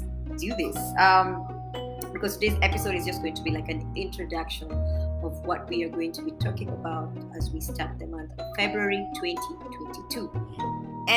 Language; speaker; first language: English; non-native, local second language; Embu